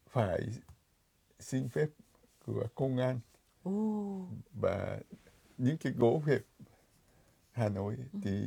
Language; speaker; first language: Vietnamese; non-native, fluent; Japanese